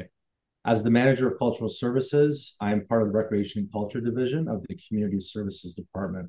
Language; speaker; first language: English; native; English